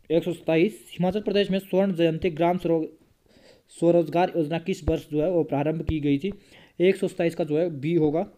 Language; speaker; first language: Hindi; native; Hindi